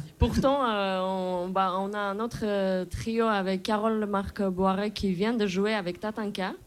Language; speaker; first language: French; non-native, fluent; Armenian